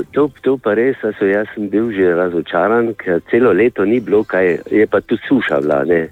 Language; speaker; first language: Slovenian; native; Slovenian